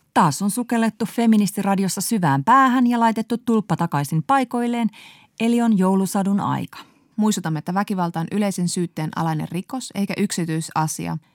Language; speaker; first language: Finnish; native; Finnish